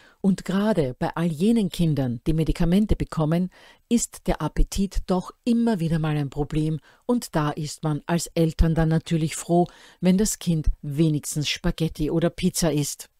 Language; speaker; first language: German; native; German